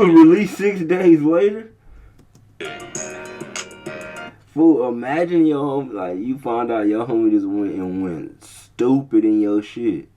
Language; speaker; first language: English; native; English